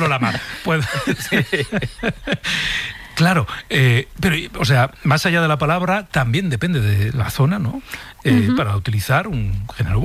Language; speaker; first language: Spanish; native; Spanish